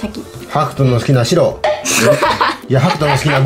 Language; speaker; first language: Japanese; native; Japanese